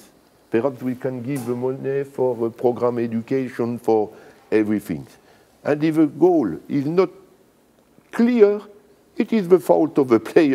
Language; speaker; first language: English; non-native, learner; French